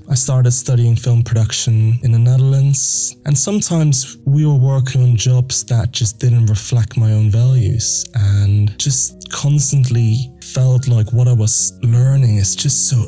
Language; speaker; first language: English; non-native, fluent; Dutch